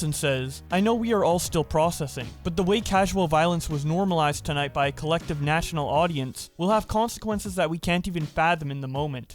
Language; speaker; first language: English; native; English